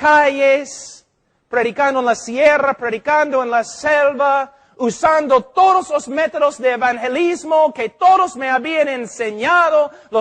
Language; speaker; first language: Spanish; non-native, fluent; English